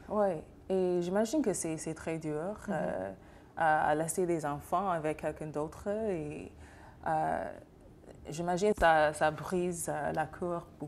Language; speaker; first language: French; non-native, fluent; English